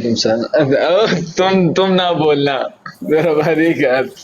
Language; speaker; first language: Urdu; non-native, local second language; Pashto